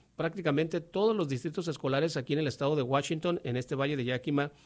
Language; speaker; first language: Spanish; native; Spanish